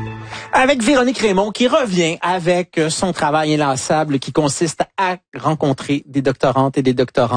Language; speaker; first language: French; native; French